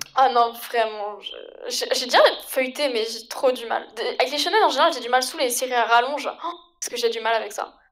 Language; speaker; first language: French; native; French